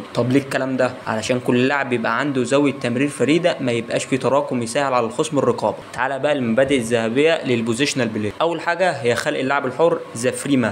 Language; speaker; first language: Arabic; native; Arabic